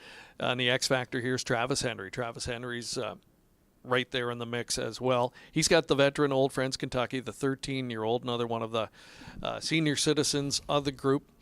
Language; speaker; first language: English; native; English